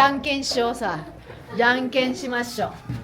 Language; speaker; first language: Japanese; non-native, learner; Filipino